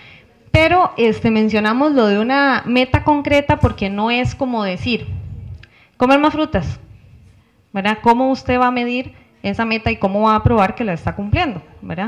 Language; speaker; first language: Spanish; native; Spanish